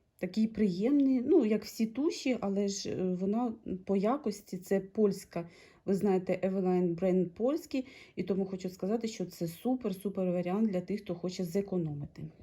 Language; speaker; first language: Ukrainian; non-native, local second language; Russian